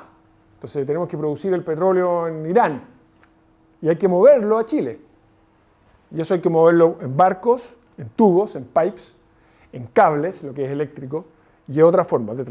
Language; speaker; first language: Spanish; native; Spanish